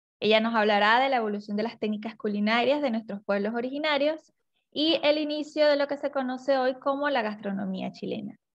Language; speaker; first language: Spanish; native; Spanish